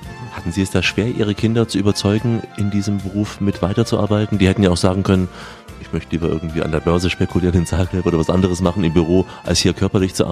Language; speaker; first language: German; native; German